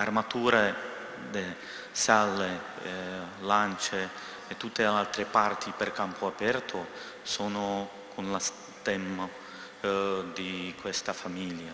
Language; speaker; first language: Italian; non-native, learner; Russian